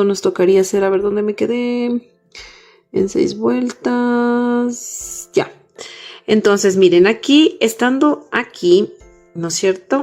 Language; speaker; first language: Spanish; native; Spanish